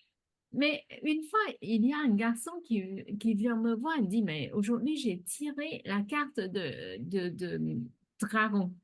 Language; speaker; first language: French; non-native, fluent; Vietnamese